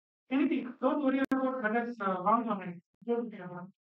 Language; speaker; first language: English; non-native, local second language; Tamil